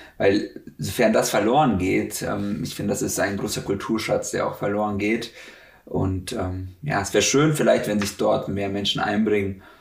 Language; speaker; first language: German; native; German